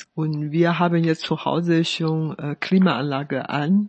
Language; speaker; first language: German; non-native, fluent; Chinese